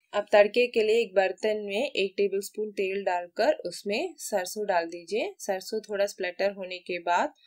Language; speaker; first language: Hindi; non-native, local second language; Malayalam